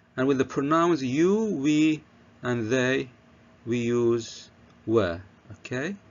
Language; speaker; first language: English; non-native, fluent; Arabic